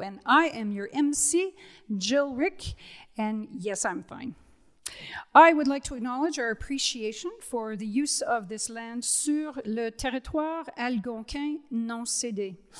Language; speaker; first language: English; native; English